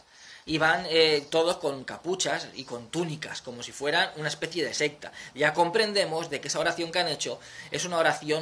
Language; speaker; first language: Spanish; native; Spanish